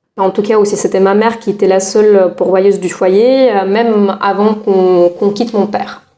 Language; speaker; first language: French; non-native, fluent; Russian